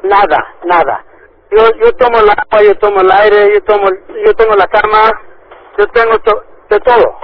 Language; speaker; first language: Spanish; early bilingual, heritage; Spanish